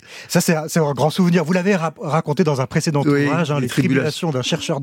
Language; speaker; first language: French; native; French